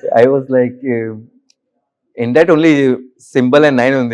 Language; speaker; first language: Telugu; non-native, learner; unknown